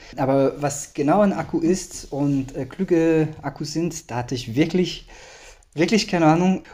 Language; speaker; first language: German; non-native, fluent; French